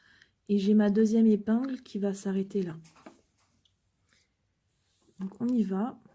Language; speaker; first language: French; native; French